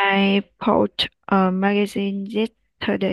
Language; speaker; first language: English; non-native, learner; Vietnamese